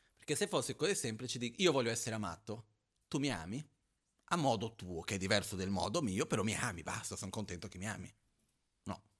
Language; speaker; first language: Italian; non-native, fluent; Portuguese